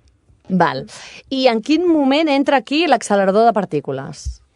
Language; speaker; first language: Catalan; native; Catalan